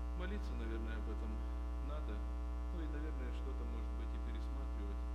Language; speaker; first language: Russian; native; Russian